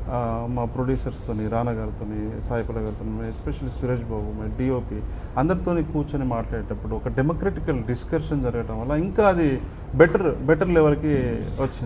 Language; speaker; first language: Telugu; native; Telugu